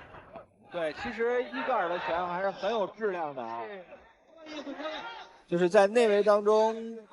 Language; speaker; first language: Chinese; native; Chinese